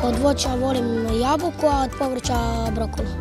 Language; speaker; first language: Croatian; early bilingual, heritage; Croatian